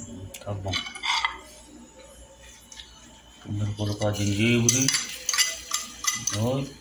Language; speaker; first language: Portuguese; non-native, learner; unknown